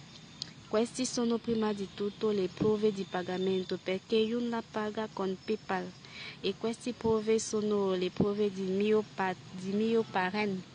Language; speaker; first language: Italian; non-native, learner; French